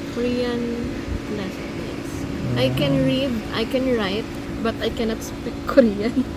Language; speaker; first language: English; non-native, local second language; Filipino